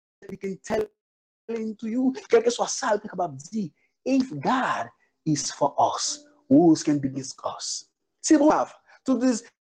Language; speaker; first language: English; non-native, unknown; Haitian Creole